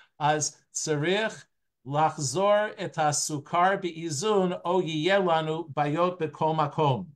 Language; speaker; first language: Hebrew; non-native, fluent; English